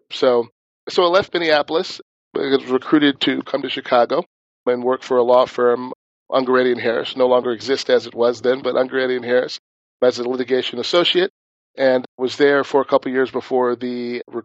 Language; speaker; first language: English; native; English